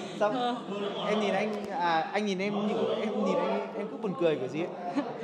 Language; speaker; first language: Vietnamese; non-native, local second language; Hmong